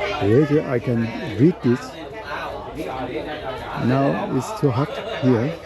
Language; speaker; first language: English; non-native, learner; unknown